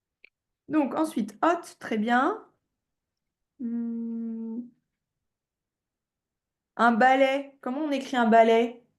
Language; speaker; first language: French; native; French